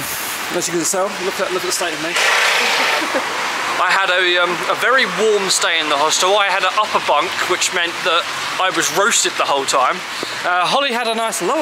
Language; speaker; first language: English; native; English